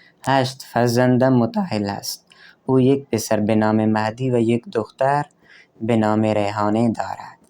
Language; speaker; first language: Persian; non-native, fluent; Urdu